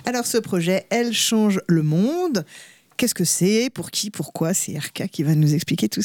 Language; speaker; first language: French; native; French